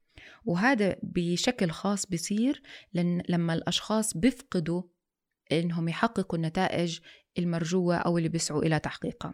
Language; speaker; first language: Arabic; native; Arabic